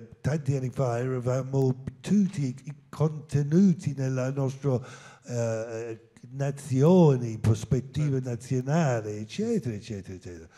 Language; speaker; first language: Italian; non-native, learner; English